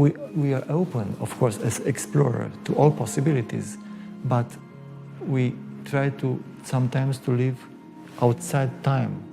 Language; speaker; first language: English; non-native, fluent; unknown